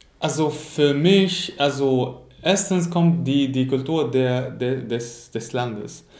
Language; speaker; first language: German; non-native, fluent; Arabic